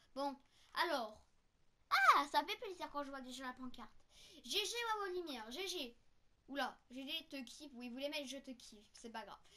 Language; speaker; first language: French; native; French